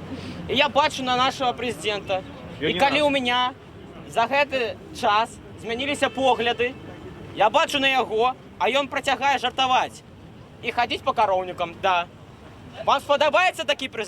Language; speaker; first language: Belarusian; non-native, local second language; Russian